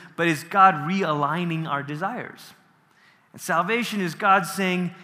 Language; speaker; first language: English; early bilingual, other home language; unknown